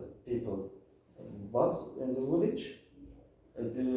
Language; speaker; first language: English; non-native, learner; Turkish